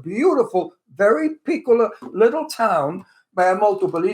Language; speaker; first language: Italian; early bilingual, heritage; English